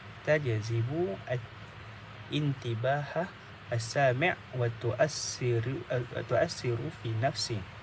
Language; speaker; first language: Arabic; non-native, local second language; Malay